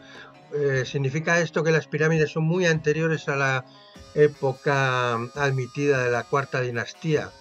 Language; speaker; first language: Spanish; native; Spanish